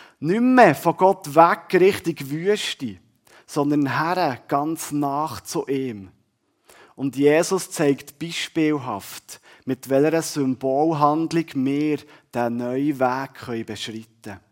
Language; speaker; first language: German; native; German